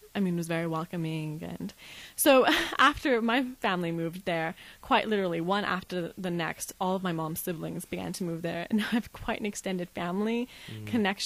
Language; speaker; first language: English; native; English